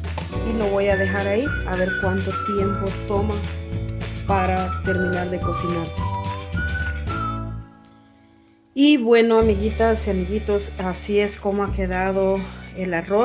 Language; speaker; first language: Spanish; native; Spanish